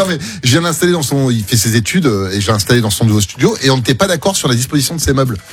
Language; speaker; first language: French; native; French